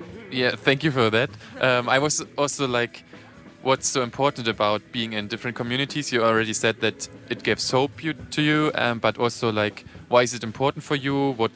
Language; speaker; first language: English; non-native, fluent; German